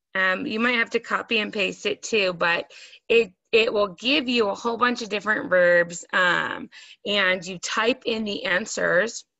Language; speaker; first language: English; native; English